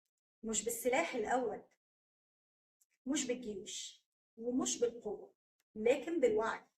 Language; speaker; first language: Arabic; native; Arabic